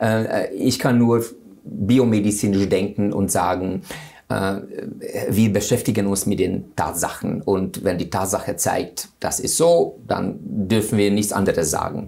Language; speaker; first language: German; non-native, fluent; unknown